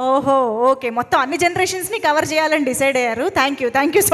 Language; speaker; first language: Telugu; native; Telugu